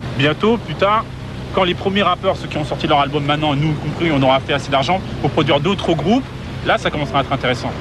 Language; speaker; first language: French; native; French